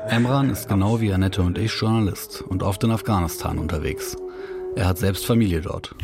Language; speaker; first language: German; native; German